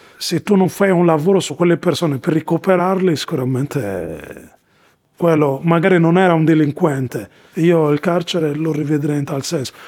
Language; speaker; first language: Italian; non-native, fluent; Arabic